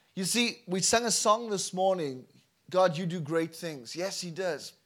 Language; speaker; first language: English; native; English